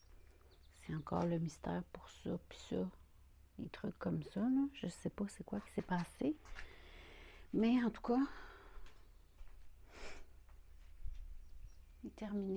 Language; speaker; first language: French; native; French